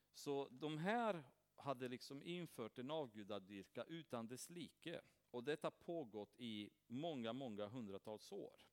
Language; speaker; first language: Swedish; non-native, fluent; Romanian